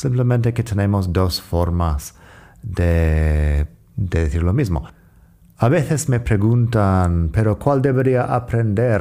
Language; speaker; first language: Spanish; non-native, fluent; English